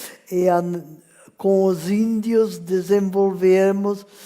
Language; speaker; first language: Portuguese; non-native, fluent; French